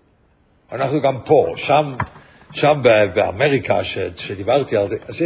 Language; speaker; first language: Hebrew; non-native, fluent; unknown